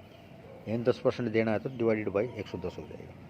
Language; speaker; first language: Hindi; native; Hindi